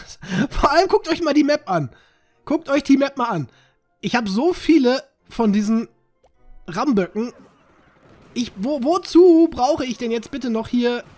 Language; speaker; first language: German; native; German